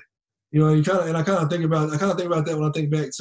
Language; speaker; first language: English; native; English